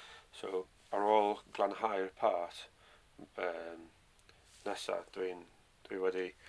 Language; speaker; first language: Welsh; non-native, learner; English